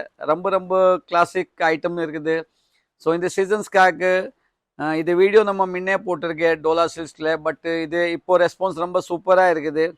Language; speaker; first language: Tamil; non-native, fluent; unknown